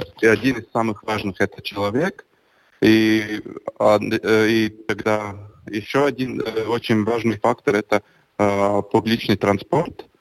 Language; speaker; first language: Russian; non-native, local second language; Latvian